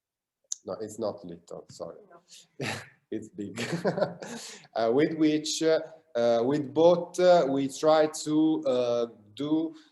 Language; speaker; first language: English; non-native, learner; Italian